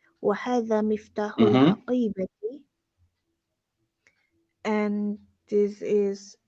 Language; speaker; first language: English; non-native, fluent; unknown